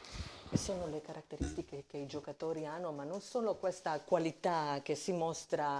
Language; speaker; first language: Italian; non-native, fluent; Croatian